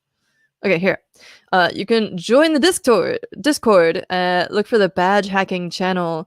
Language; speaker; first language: English; native; English